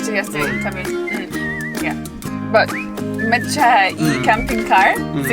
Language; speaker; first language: Japanese; non-native, learner; English